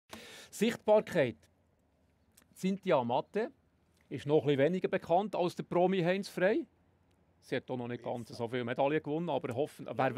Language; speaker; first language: German; native; German